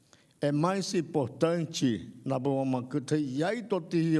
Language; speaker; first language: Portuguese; non-native, local second language; Yanomámi